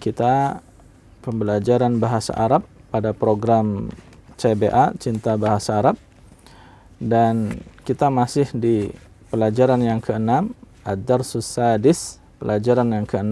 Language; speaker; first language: Indonesian; native; Indonesian